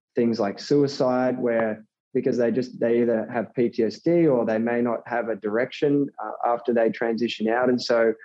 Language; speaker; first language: English; native; English